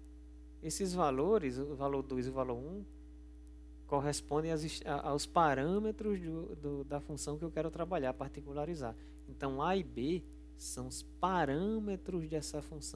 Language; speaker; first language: Portuguese; native; Portuguese